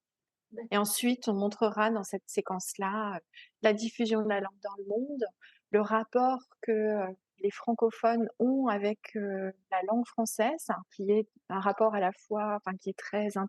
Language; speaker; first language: French; native; French